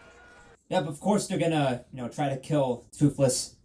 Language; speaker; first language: English; native; English